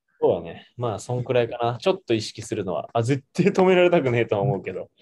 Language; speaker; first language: Japanese; native; Japanese